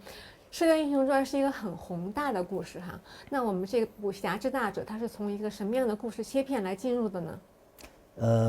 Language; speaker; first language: Chinese; native; Chinese